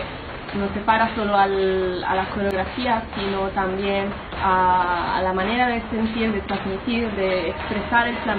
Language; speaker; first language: Spanish; non-native, fluent; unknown